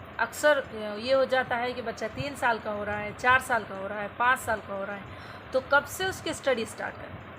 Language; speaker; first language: Urdu; native; Urdu